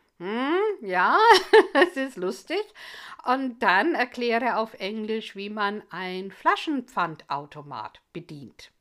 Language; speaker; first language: German; non-native, fluent; English